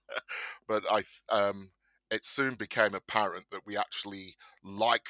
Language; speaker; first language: English; native; English